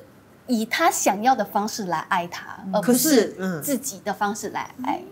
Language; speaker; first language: Chinese; native; Chinese